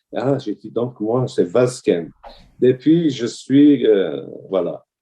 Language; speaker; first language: French; non-native, fluent; Armenian